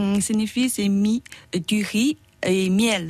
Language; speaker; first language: French; non-native, learner; Chinese